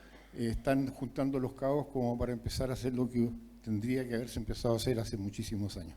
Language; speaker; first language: Spanish; native; Spanish